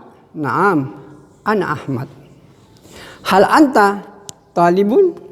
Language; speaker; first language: Arabic; non-native, fluent; Indonesian